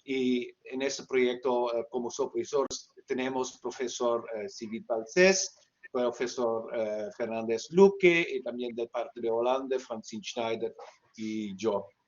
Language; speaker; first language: Spanish; non-native, learner; Dutch